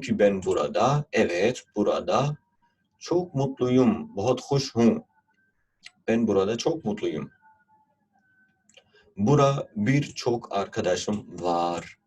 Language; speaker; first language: Turkish; non-native, fluent; Urdu